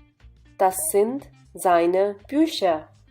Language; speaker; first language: German; non-native, fluent; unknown